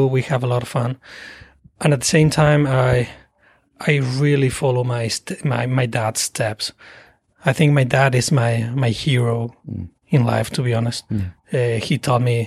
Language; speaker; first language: English; non-native, fluent; Spanish